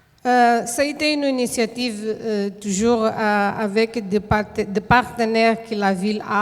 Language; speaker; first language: French; non-native, fluent; Portuguese